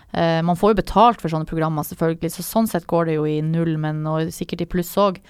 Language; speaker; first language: Norwegian; native; Norwegian